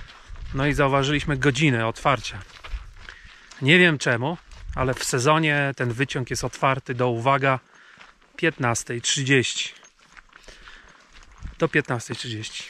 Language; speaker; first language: Polish; native; Polish